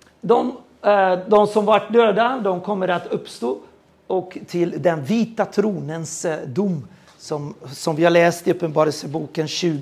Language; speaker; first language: Swedish; non-native, fluent; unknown